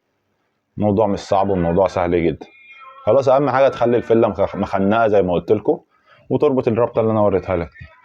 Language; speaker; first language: Arabic; native; Arabic